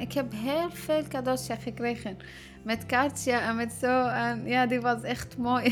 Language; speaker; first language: Dutch; non-native, learner; Arabic